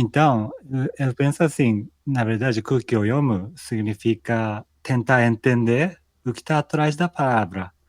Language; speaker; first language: Portuguese; non-native, fluent; Japanese